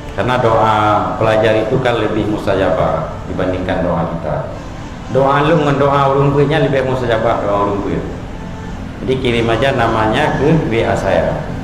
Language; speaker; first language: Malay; non-native, local second language; Achinese